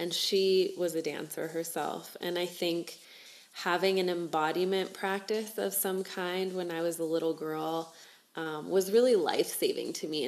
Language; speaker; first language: English; native; English